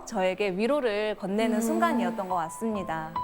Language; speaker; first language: Korean; native; Korean